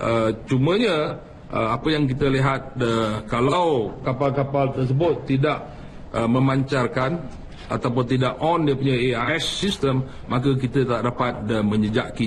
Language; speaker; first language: Malay; native; Malay